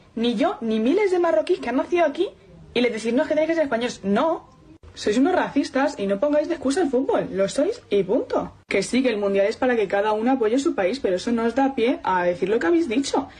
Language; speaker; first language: Spanish; native; Spanish